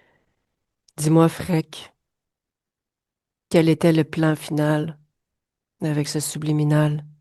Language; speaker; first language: French; native; French